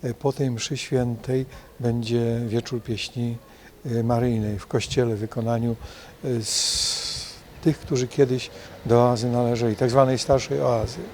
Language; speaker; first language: Polish; native; Polish